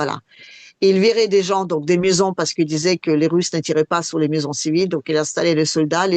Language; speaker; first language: French; non-native, fluent; Russian